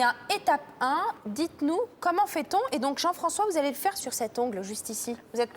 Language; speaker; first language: French; native; French